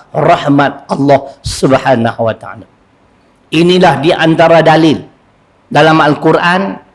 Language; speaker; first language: Malay; native; Malay